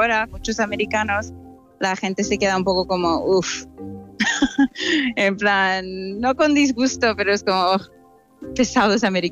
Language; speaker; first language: Spanish; non-native, fluent; English